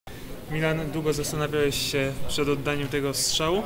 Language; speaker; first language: Polish; native; Polish